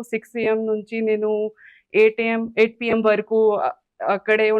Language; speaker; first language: Telugu; non-native, learner; Hindi